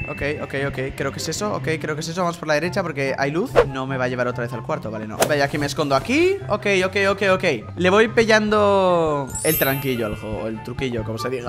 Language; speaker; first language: Spanish; native; Spanish